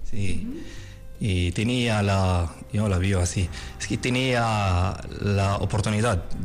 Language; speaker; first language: Spanish; non-native, learner; Arabic